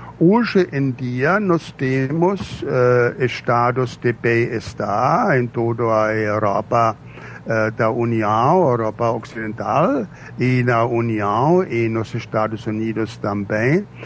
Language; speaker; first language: Portuguese; non-native, fluent; German